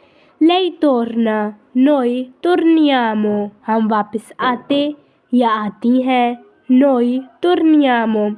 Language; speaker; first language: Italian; non-native, fluent; Urdu